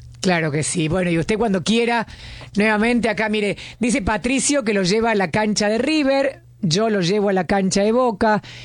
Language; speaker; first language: Spanish; native; Spanish